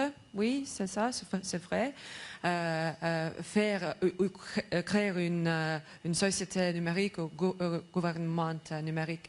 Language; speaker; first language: French; non-native, learner; Estonian